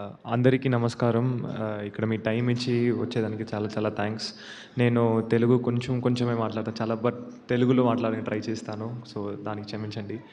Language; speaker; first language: Telugu; non-native, learner; Tamil